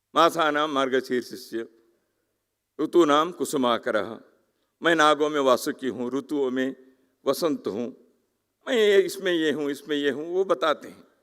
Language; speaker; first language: Hindi; non-native, local second language; Kannada